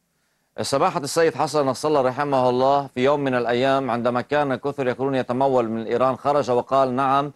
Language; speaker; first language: Arabic; native; Arabic